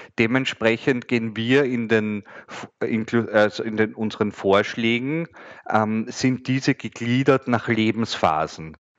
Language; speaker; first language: German; native; German